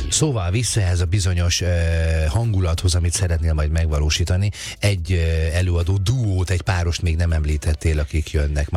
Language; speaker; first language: Hungarian; native; Hungarian